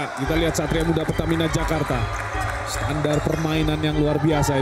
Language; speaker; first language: Indonesian; native; Indonesian